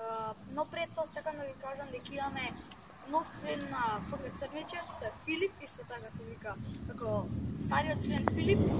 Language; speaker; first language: Macedonian; native; Macedonian